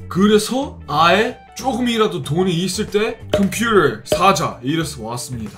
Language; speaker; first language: Korean; non-native, fluent; English